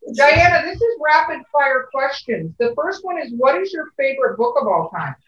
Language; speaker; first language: English; native; English